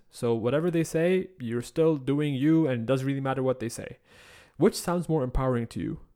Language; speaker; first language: English; non-native, fluent; Arabic